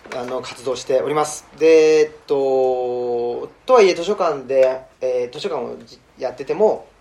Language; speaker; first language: Japanese; native; Japanese